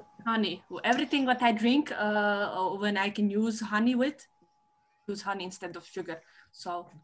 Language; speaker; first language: English; non-native, learner; Dutch